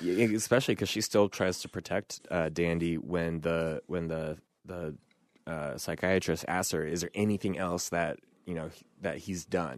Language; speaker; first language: English; native; English